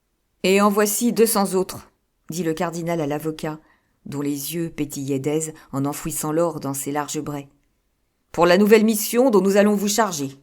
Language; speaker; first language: French; native; French